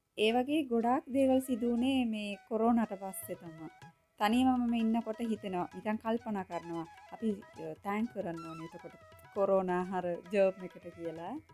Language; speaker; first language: Sinhala; non-native, local second language; Tamil